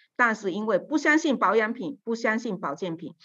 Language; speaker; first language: Chinese; native; Chinese